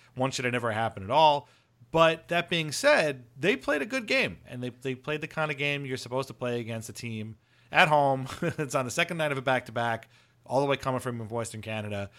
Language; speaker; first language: English; native; English